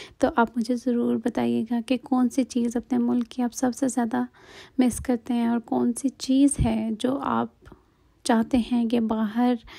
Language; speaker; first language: Urdu; native; Urdu